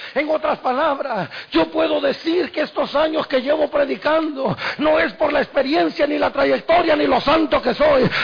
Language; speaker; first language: Spanish; native; Spanish